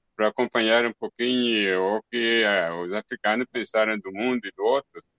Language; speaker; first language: Portuguese; non-native, fluent; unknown